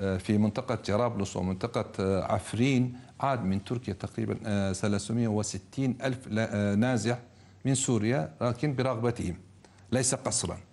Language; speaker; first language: Arabic; non-native, fluent; Turkish